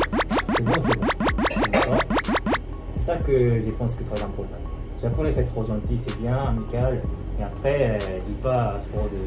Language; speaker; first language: French; non-native, learner; Japanese